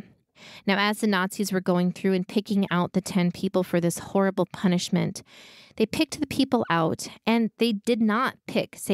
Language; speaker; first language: English; native; English